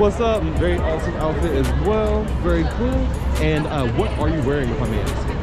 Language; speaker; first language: English; native; English